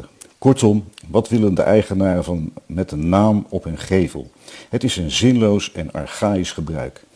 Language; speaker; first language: Dutch; native; Dutch